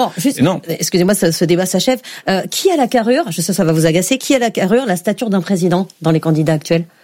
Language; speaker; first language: French; native; French